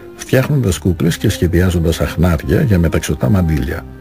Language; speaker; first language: Greek; native; Greek